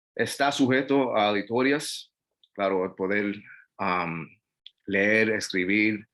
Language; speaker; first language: Spanish; non-native, fluent; English